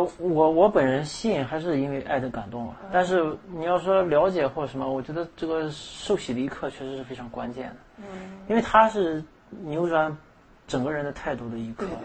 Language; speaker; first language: Chinese; native; Chinese